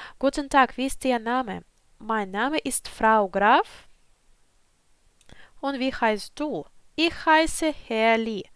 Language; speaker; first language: German; non-native, fluent; Ukrainian